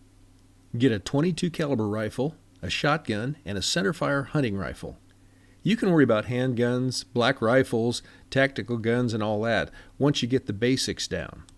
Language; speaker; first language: English; native; English